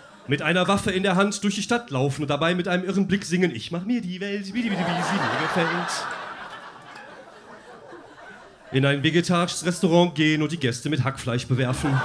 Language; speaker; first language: German; native; German